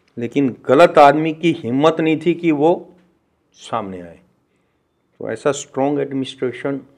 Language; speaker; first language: Hindi; native; Hindi